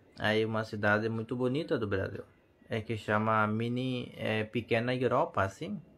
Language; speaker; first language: Portuguese; non-native, learner; Hindi